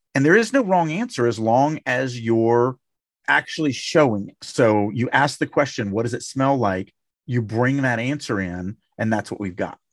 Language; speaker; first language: English; native; English